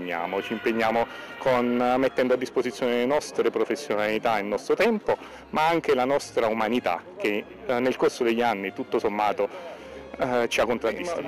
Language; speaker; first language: Italian; native; Italian